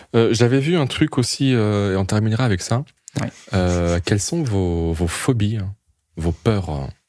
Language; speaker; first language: French; native; French